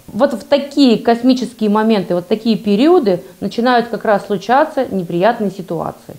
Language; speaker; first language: Russian; native; Russian